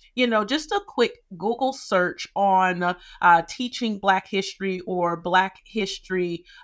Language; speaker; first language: English; native; English